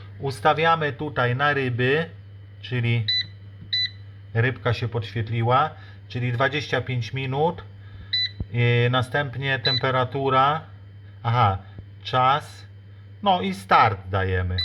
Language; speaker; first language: Polish; native; Polish